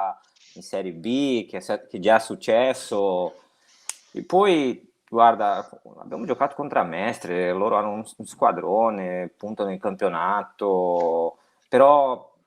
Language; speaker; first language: Italian; non-native, fluent; Portuguese